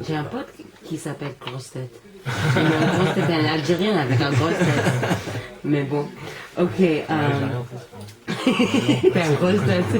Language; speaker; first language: French; non-native, learner; English